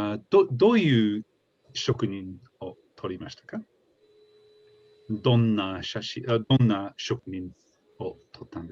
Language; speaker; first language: Japanese; non-native, fluent; English